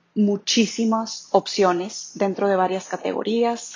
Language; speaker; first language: Spanish; native; Spanish